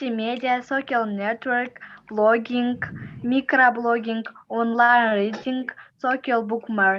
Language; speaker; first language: English; non-native, learner; Kazakh